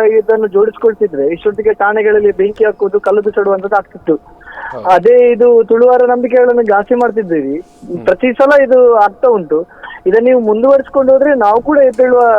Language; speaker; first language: Kannada; non-native, local second language; Tulu